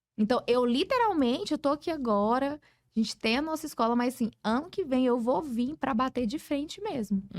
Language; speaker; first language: Portuguese; early bilingual, heritage; Portuguese